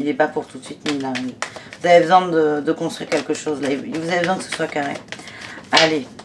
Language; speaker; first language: French; native; French